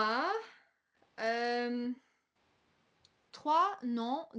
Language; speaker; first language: French; non-native, fluent; English